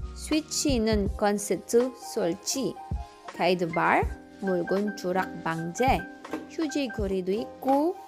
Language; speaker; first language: Korean; non-native, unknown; Filipino